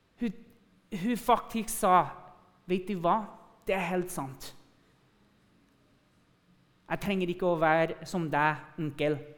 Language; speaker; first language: Norwegian; non-native, fluent; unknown